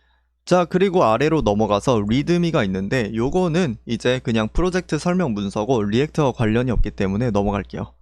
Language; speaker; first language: Korean; native; Korean